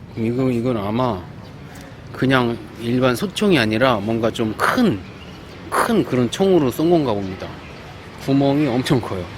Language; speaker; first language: Korean; native; Korean